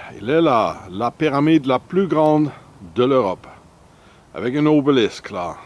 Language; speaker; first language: French; non-native, fluent; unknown